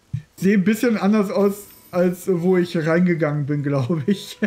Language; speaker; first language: German; native; German